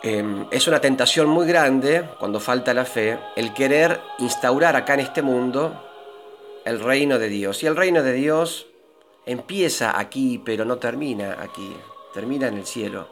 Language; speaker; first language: Spanish; native; Spanish